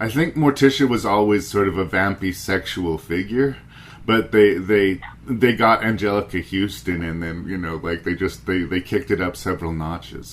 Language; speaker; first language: English; native; English